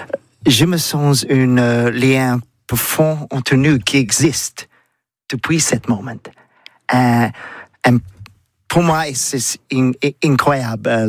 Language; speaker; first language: French; non-native, learner; English